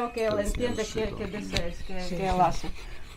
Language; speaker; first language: Spanish; non-native, learner; Latvian